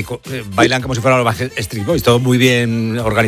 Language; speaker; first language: Spanish; native; Spanish